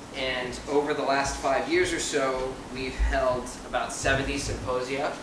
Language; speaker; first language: English; native; English